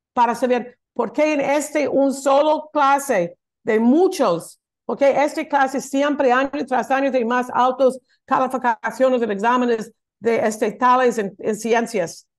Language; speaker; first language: Spanish; non-native, learner; English